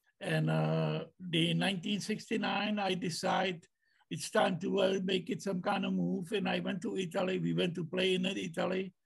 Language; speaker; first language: English; non-native, learner; Czech